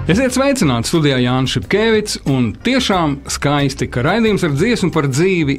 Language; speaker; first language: Latvian; native; Latvian